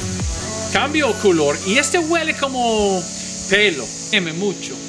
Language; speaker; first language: Spanish; non-native, learner; English